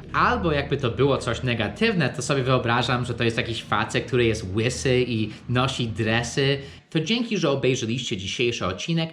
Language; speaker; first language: Polish; non-native, fluent; English